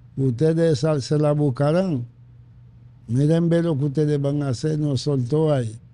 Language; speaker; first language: Spanish; early bilingual, other home language; Haitian Creole